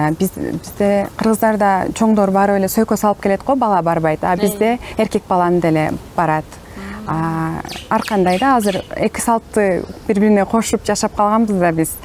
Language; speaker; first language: Kyrgyz; non-native, local second language; Turkish